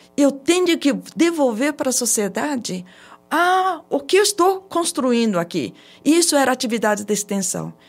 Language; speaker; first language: Portuguese; early bilingual, other home language; Japanese